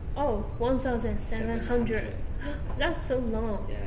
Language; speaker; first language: English; non-native, learner; Chinese